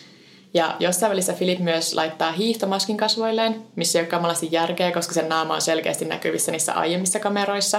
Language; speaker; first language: Finnish; native; Finnish